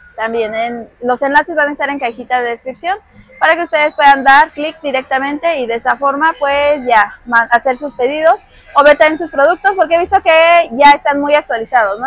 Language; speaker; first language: Spanish; native; Spanish